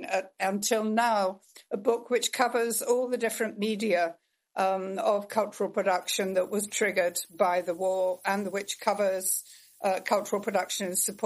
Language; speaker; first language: English; native; English